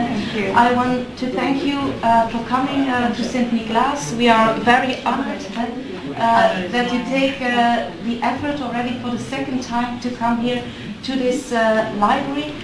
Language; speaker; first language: English; non-native, fluent; Dutch